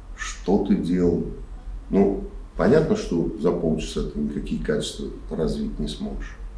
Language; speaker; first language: Russian; native; Russian